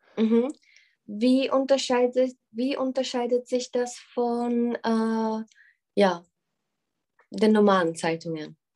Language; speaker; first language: German; non-native, fluent; Czech